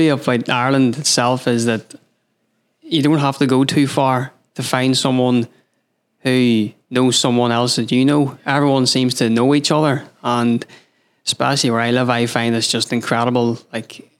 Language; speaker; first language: English; native; English